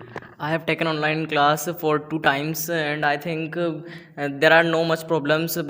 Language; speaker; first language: English; non-native, learner; Hindi